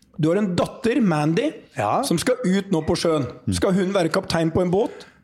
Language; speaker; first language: Norwegian; native; Norwegian